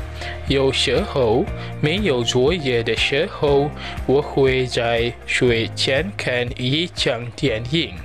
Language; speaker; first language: Chinese; non-native, learner; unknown